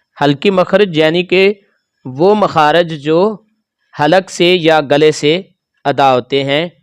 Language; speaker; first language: Urdu; native; Urdu